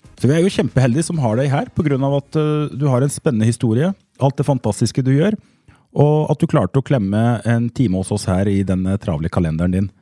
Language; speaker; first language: Norwegian; native; Norwegian